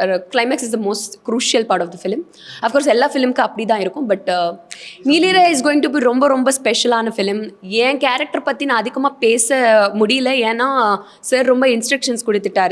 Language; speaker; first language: Tamil; non-native, fluent; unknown